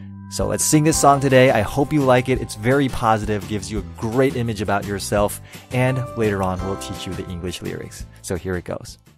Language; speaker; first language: English; early bilingual, other home language; Chinese